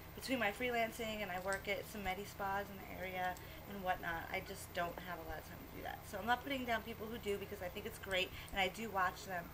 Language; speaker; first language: English; native; English